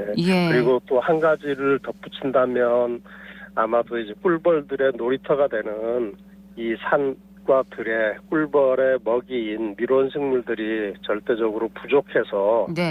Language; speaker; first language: Korean; native; Korean